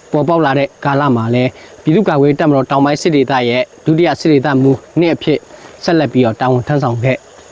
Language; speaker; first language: Burmese; non-native, local second language; S'gaw Karen